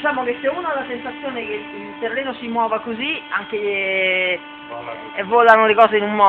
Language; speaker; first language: Italian; native; Italian